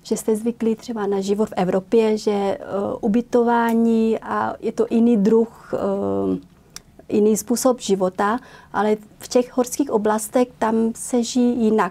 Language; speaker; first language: Czech; non-native, fluent; Vietnamese